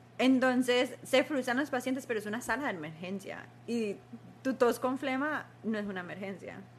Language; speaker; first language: Spanish; early bilingual, heritage; Spanish